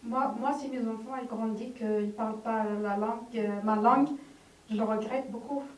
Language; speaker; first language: French; non-native, fluent; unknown